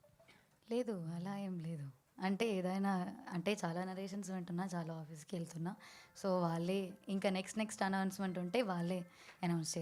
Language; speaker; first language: Telugu; non-native, fluent; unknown